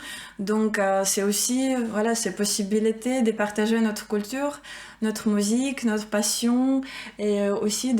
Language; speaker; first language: French; non-native, fluent; Ukrainian